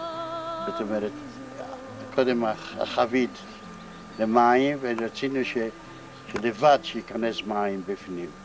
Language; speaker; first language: Hebrew; non-native, fluent; Yiddish